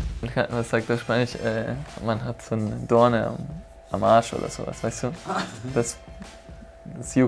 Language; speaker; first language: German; non-native, fluent; Spanish